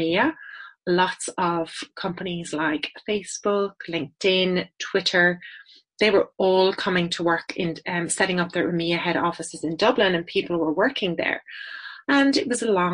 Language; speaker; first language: English; native; English